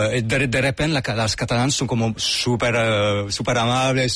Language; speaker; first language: Catalan; non-native, fluent; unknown